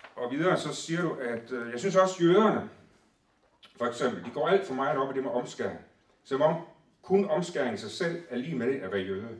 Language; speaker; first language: Danish; native; Danish